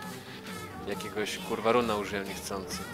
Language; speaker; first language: Polish; native; Polish